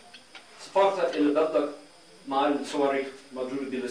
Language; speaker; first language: Arabic; non-native, learner; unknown